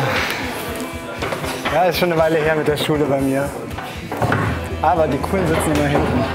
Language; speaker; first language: German; native; German